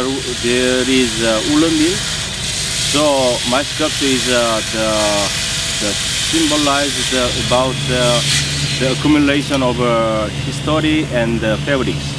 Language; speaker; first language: English; non-native, learner; Korean